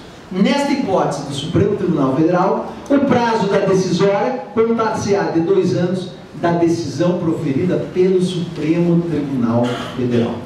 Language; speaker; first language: Portuguese; native; Portuguese